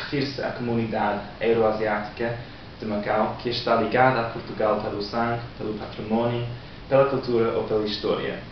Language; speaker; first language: Portuguese; non-native, learner; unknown